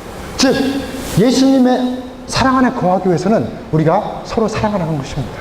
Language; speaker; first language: Korean; native; Korean